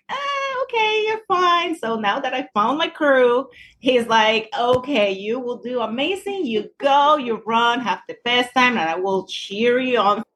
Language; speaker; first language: English; non-native, fluent; Spanish